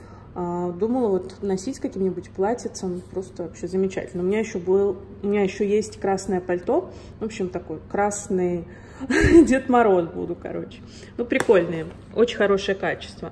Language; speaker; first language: Russian; native; Russian